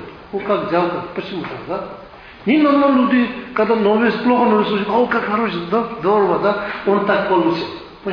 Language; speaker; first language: Russian; non-native, learner; Tibetan